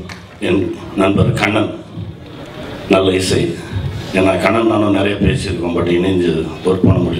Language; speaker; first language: Tamil; native; Tamil